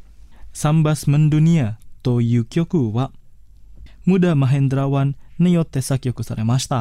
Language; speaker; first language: Japanese; non-native, fluent; Indonesian